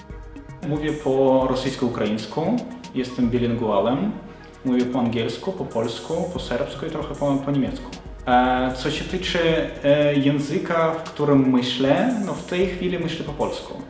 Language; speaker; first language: Polish; non-native, fluent; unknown